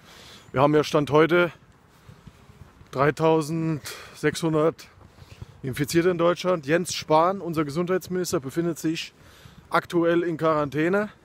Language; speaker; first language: German; native; German